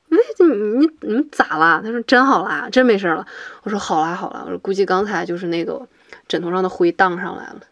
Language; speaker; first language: Chinese; native; Chinese